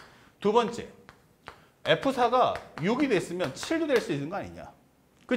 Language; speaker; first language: Korean; native; Korean